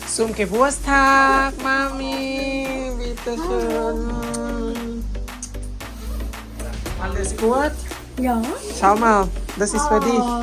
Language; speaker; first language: German; non-native, learner; Thai